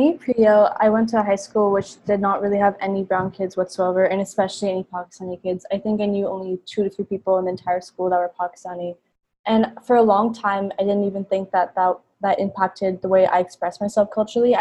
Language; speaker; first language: English; native; English